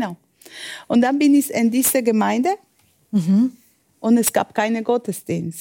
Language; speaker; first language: German; non-native, fluent; Spanish